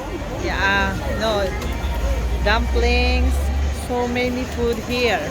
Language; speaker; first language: English; non-native, learner; Filipino